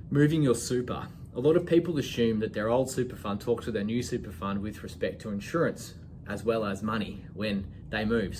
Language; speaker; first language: English; native; English